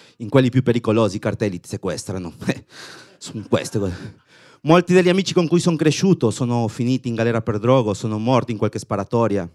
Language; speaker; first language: Italian; non-native, fluent; Spanish